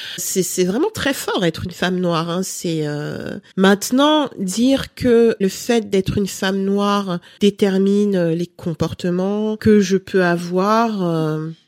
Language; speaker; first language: French; early bilingual, other home language; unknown